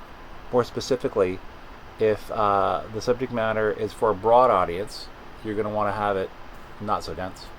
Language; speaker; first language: English; native; English